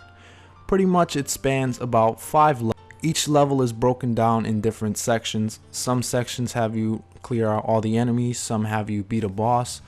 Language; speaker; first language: English; native; English